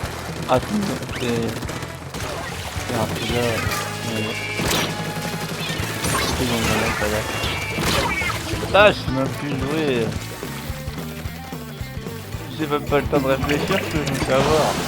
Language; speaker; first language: French; native; French